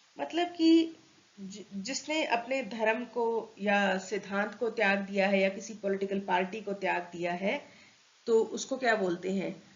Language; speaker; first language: Hindi; native; Hindi